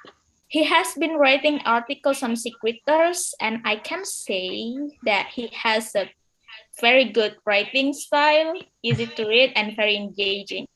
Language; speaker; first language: English; non-native, fluent; Indonesian